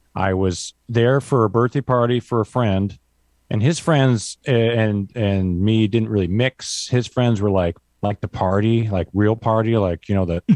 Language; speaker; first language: English; native; English